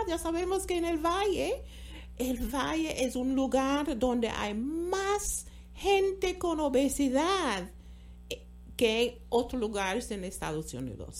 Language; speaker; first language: Spanish; non-native, fluent; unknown